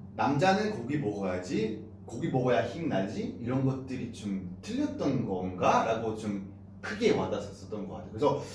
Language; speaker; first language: Korean; non-native, fluent; French